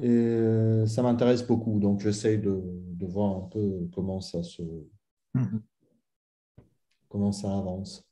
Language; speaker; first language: French; non-native, fluent; Italian